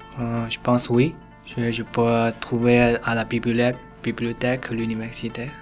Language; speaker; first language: French; non-native, learner; Chinese